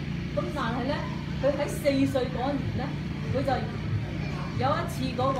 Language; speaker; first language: Cantonese; native; Cantonese